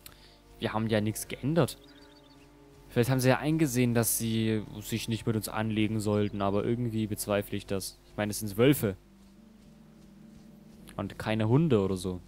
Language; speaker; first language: German; native; German